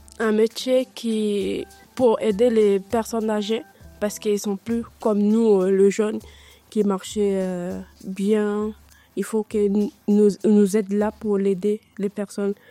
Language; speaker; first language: French; non-native, learner; Dutch